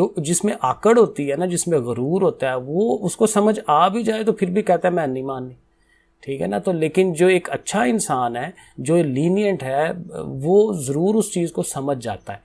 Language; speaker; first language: Urdu; non-native, local second language; Punjabi